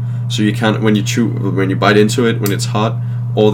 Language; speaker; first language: English; non-native, fluent; Danish